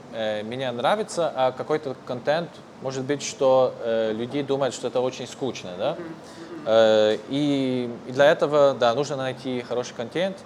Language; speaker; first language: Russian; non-native, fluent; Polish